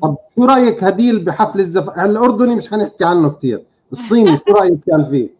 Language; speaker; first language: Arabic; native; Arabic